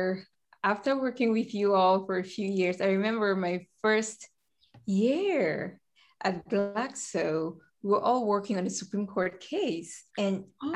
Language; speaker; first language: English; native; English